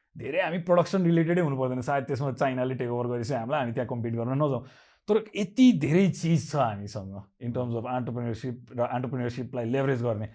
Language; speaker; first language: Nepali; native; Nepali